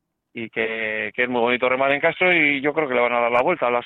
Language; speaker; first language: Spanish; native; Spanish